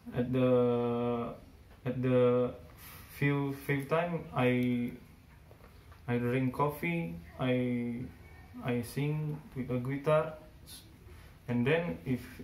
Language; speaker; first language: English; non-native, learner; Indonesian